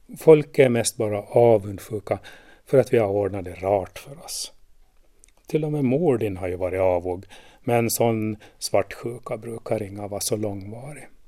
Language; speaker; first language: Swedish; native; Swedish